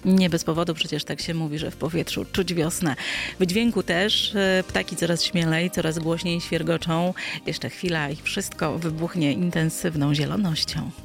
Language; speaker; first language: Polish; native; Polish